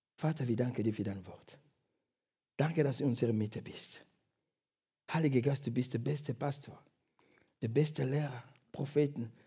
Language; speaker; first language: German; non-native, fluent; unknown